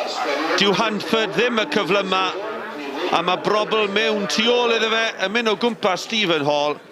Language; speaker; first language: Welsh; native; Welsh